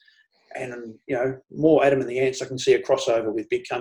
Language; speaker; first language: English; native; English